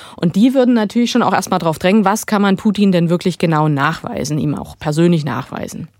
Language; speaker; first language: German; native; German